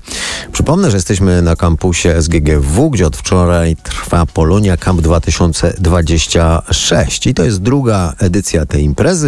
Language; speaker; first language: Polish; native; Polish